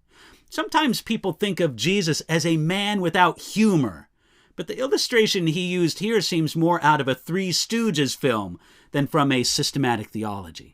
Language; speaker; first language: English; native; English